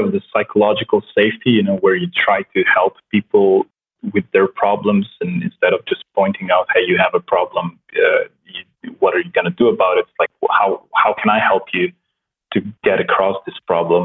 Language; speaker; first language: English; non-native, fluent; Slovenian